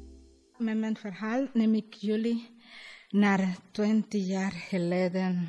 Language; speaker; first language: Dutch; non-native, fluent; Spanish